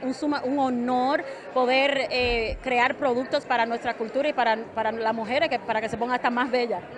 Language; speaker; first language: Spanish; early bilingual, heritage; Spanish